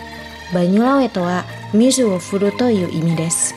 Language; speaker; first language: Japanese; non-native, fluent; Indonesian